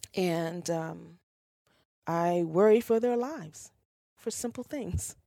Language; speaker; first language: English; native; English